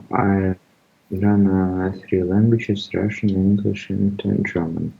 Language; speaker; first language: English; non-native, learner; Russian